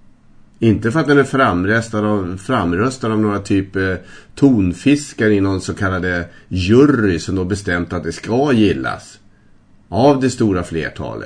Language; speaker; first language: Swedish; native; Swedish